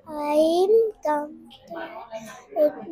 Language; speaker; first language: English; non-native, learner; Bangla